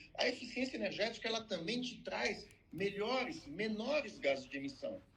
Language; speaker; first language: Portuguese; non-native, fluent; French